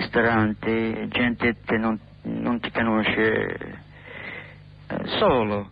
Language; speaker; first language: Italian; non-native, learner; English